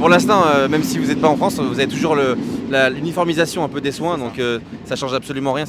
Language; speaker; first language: French; native; French